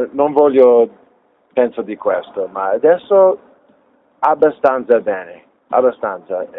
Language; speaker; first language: Italian; non-native, learner; English